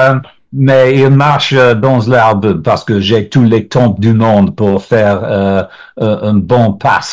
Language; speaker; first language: French; non-native, learner; English